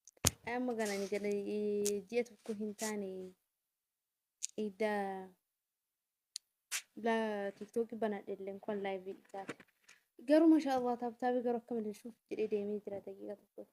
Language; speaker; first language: Arabic; non-native, learner; Oromo